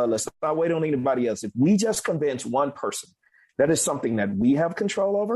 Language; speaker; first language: English; native; English